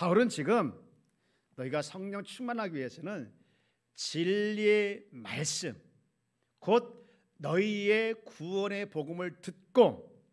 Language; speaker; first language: Korean; native; Korean